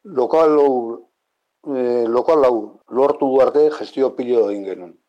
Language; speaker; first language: Basque; non-native, local second language; Spanish